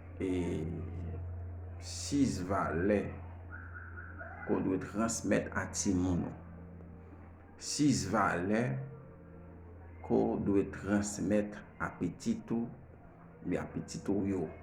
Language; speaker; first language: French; non-native, learner; Haitian Creole